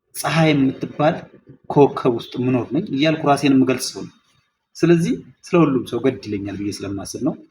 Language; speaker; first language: Amharic; non-native, local second language; Oromo